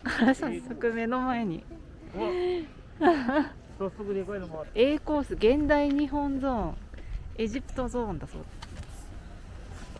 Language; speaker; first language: Japanese; native; Japanese